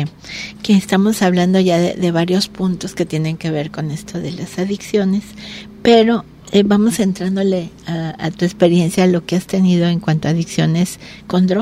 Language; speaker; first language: Spanish; native; Spanish